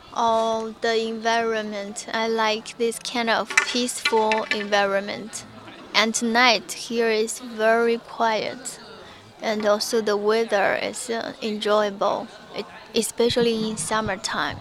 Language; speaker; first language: English; non-native, fluent; Chinese